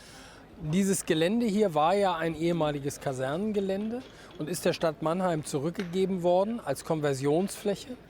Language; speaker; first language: German; native; German